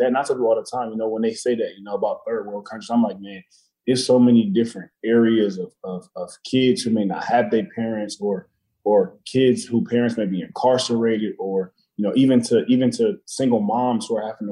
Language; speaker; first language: English; native; English